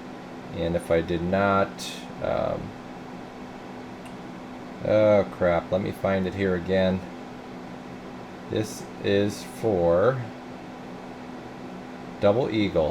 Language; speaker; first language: English; native; English